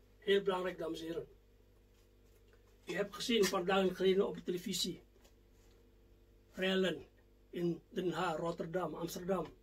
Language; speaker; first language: Dutch; non-native, fluent; Indonesian